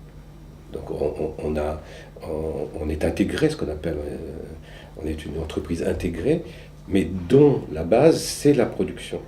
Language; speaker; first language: French; early bilingual, other home language; Romanian